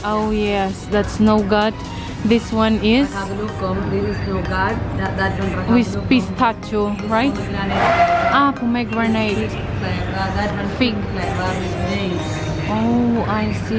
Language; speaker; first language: English; non-native, local second language; Filipino